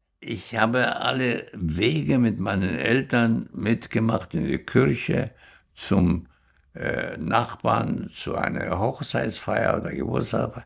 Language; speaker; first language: German; early bilingual, heritage; German